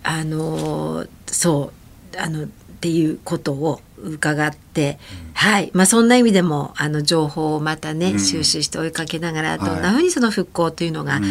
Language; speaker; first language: Japanese; native; Japanese